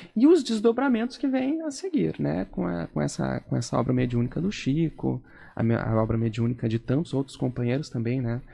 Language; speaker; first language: Portuguese; native; Portuguese